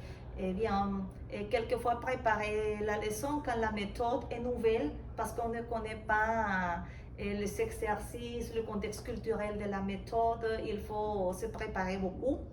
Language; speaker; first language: French; non-native, fluent; Spanish